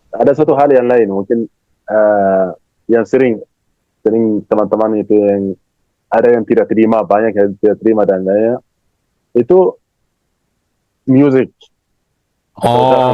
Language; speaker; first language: Indonesian; non-native, fluent; Arabic